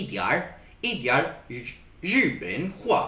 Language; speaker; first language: Chinese; non-native, learner; English